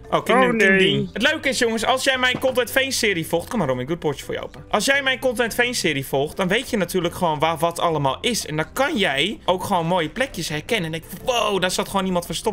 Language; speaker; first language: Dutch; native; Dutch